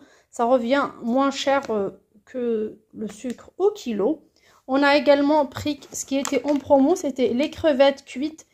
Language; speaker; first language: French; native; French